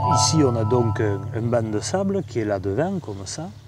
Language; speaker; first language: French; native; French